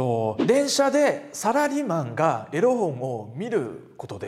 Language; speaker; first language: Japanese; non-native, fluent; Vietnamese